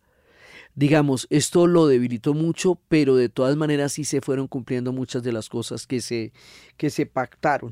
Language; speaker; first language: Spanish; native; Spanish